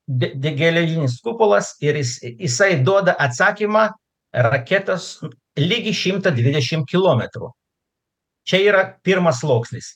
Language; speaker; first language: Lithuanian; non-native, local second language; Russian